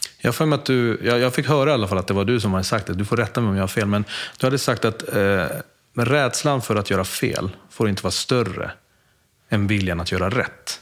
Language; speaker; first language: Swedish; early bilingual, other home language; Spanish